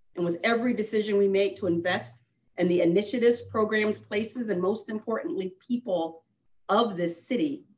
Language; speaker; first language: English; native; English